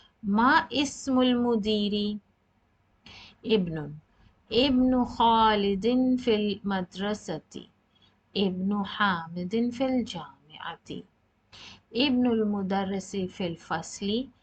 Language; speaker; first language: Arabic; non-native, fluent; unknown